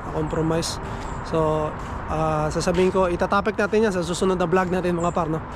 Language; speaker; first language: Filipino; non-native, local second language; Cebuano